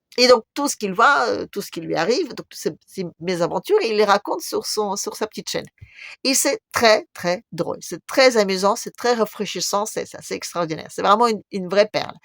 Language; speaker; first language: French; non-native, fluent; Russian